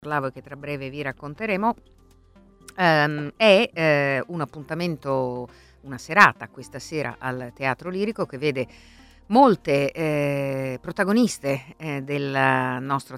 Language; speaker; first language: Italian; native; Italian